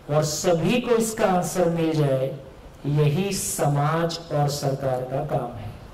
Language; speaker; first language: Hindi; native; Hindi